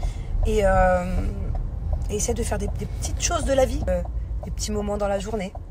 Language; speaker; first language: French; native; French